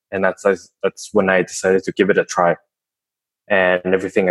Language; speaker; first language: English; non-native, fluent; Chinese